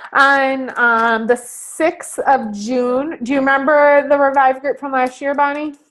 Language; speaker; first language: English; native; English